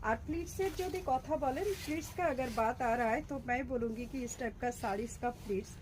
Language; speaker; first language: Hindi; non-native, local second language; Bangla